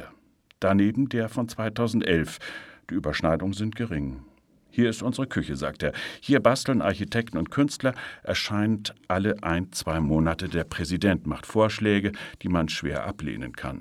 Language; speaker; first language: German; native; German